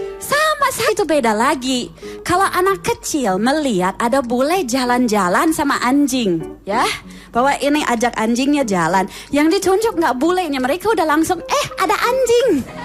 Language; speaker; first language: Indonesian; non-native, fluent; English